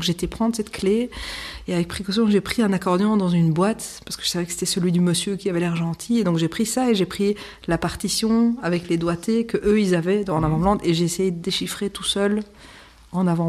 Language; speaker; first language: French; native; French